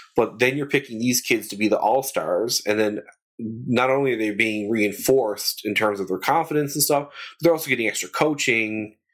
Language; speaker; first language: English; native; English